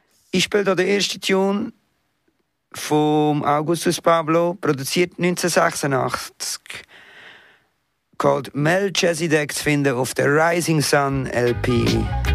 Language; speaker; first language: German; native; German